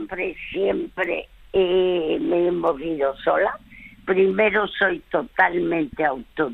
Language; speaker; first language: Spanish; early bilingual, other home language; French